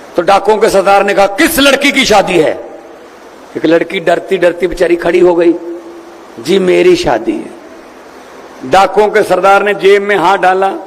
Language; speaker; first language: Hindi; non-native, local second language; Punjabi